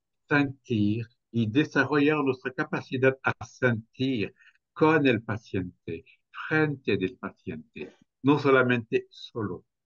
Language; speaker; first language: Spanish; non-native, fluent; French